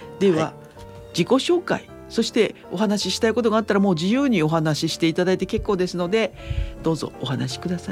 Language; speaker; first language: Japanese; native; Japanese